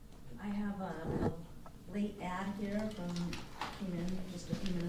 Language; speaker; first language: English; native; English